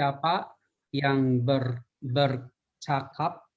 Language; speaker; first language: Indonesian; non-native, learner; Thai